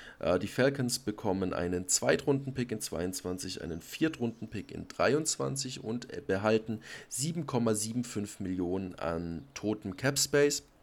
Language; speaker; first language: German; native; German